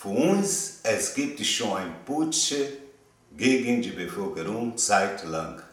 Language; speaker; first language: German; non-native, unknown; Portuguese